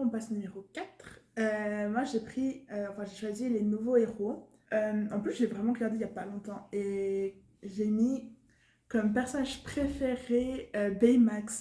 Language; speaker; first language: French; native; French